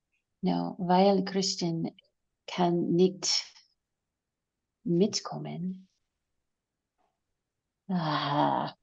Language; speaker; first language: German; non-native, learner; English